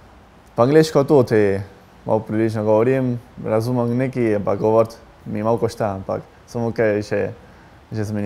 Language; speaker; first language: Slovenian; early bilingual, heritage; Spanish